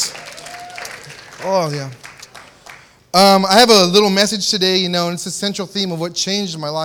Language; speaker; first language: English; native; English